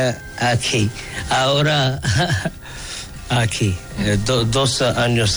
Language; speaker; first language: Spanish; non-native, learner; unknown